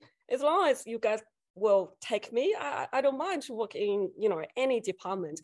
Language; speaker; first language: English; non-native, fluent; Chinese